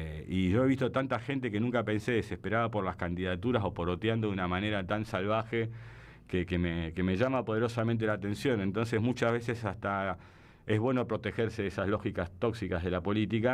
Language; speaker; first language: Spanish; native; Spanish